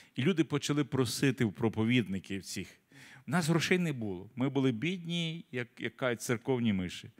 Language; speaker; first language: Ukrainian; native; Ukrainian